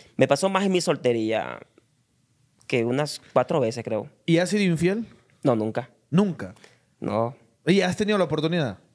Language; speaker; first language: Spanish; native; Spanish